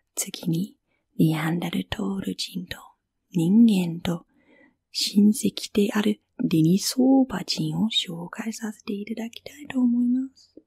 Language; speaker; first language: Japanese; non-native, fluent; English